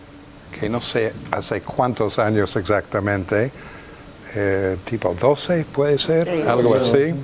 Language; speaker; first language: Spanish; non-native, fluent; English